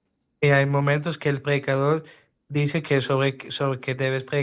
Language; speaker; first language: Spanish; non-native, fluent; Dutch